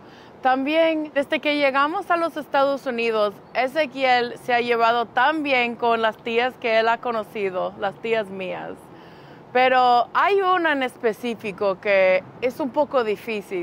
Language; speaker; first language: Spanish; early bilingual, heritage; English